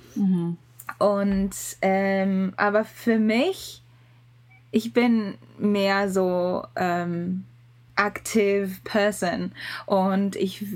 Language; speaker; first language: German; non-native, learner; Japanese